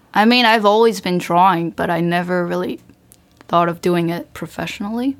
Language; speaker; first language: English; early bilingual, other home language; Korean